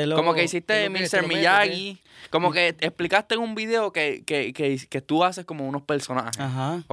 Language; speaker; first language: Spanish; native; Spanish